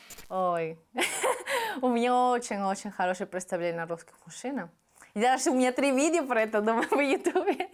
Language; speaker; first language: Russian; non-native, fluent; Spanish